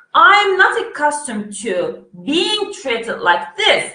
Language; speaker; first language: English; non-native, fluent; Turkish